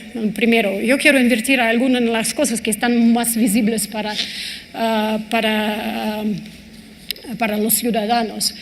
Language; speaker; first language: Spanish; non-native, fluent; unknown